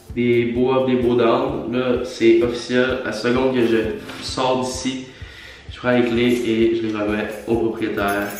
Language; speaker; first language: French; native; French